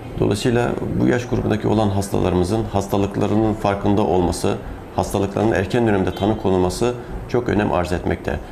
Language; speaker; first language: Turkish; native; Turkish